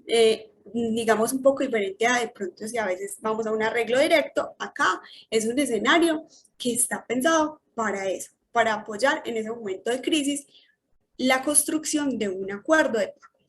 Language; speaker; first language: Spanish; native; Spanish